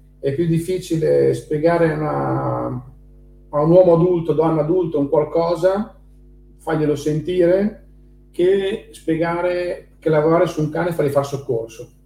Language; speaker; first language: Italian; native; Italian